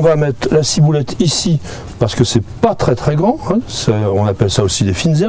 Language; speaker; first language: French; native; French